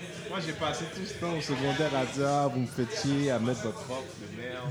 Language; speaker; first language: French; native; French